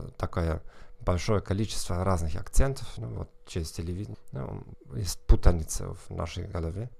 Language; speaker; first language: Russian; non-native, fluent; German